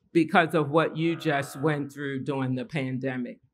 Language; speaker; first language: English; native; English